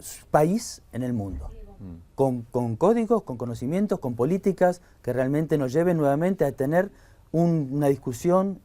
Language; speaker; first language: Spanish; native; Spanish